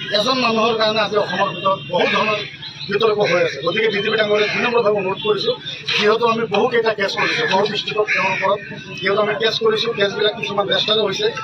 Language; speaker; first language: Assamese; non-native, local second language; Bangla